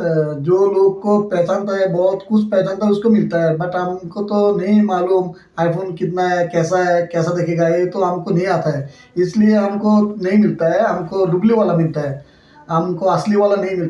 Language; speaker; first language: Hindi; non-native, fluent; Bangla